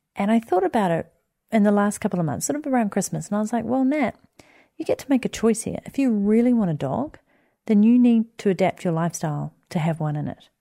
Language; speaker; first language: English; native; English